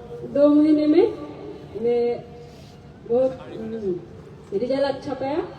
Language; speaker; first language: Hindi; non-native, local second language; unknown